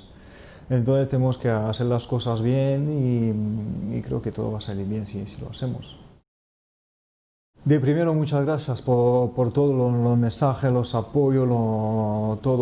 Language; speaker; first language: Spanish; non-native, fluent; French